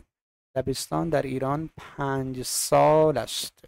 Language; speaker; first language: Persian; non-native, fluent; Urdu